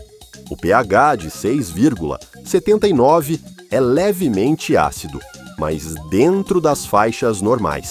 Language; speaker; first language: Portuguese; native; Portuguese